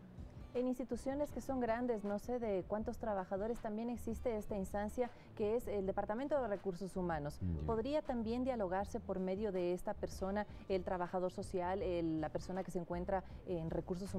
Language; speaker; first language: Spanish; native; Spanish